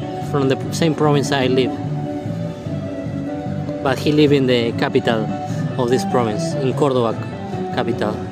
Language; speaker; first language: English; non-native, fluent; Spanish